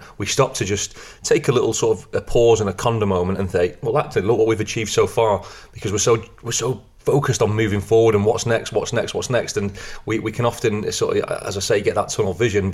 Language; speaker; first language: English; native; English